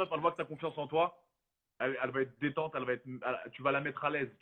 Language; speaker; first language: French; native; French